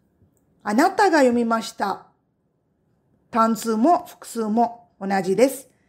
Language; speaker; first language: Japanese; non-native, fluent; Tamil